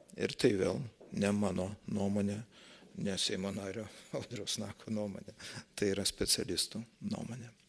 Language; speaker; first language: Lithuanian; native; Lithuanian